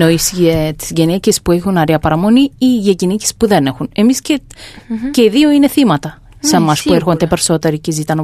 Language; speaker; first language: Greek; non-native, fluent; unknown